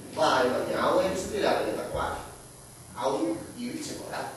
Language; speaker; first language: Basque; non-native, local second language; Spanish